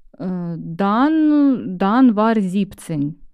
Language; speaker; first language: German; non-native, learner; Ukrainian